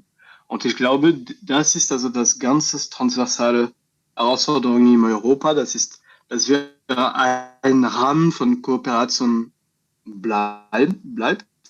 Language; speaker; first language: German; non-native, fluent; French